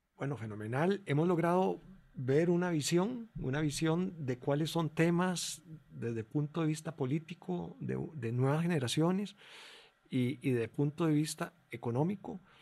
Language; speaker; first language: Spanish; native; Spanish